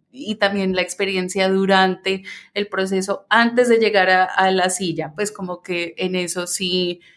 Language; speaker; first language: Spanish; early bilingual, heritage; Spanish